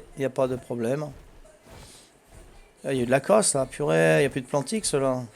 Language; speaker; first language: French; native; French